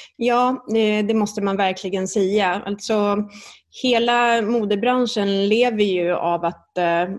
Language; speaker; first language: Swedish; early bilingual, other home language; Italian